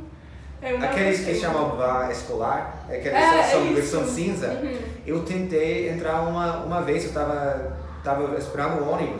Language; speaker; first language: Portuguese; non-native, fluent; English